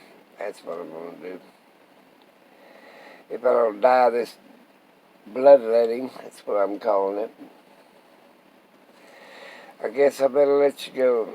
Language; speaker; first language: English; native; English